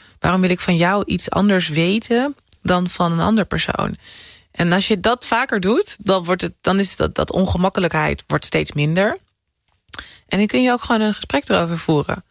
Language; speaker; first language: Dutch; native; Dutch